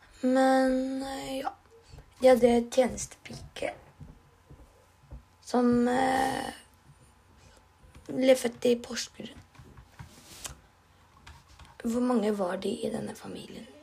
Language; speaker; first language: Norwegian; non-native, learner; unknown